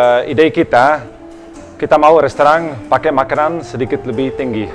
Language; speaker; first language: Indonesian; non-native, learner; Dutch